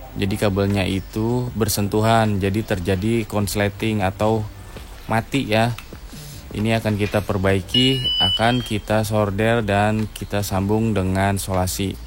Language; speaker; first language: Indonesian; native; Indonesian